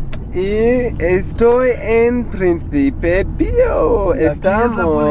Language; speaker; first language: Spanish; non-native, learner; German